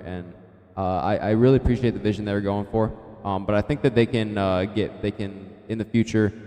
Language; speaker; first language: English; native; English